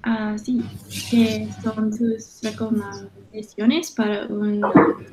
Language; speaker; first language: Spanish; non-native, learner; English